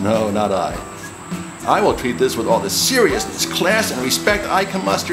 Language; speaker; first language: English; native; English